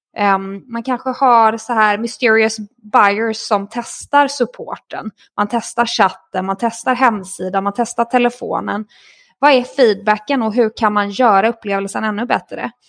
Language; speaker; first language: Swedish; native; Swedish